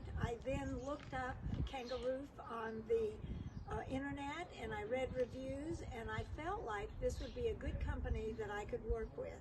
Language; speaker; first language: English; native; English